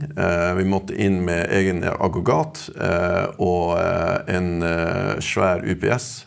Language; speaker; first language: Norwegian; non-native, fluent; English